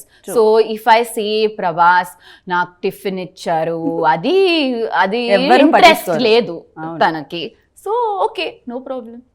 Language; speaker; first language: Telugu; non-native, learner; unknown